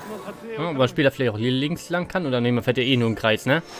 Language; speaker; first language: German; native; German